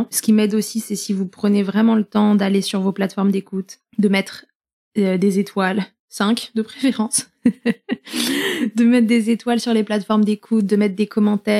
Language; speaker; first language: French; native; French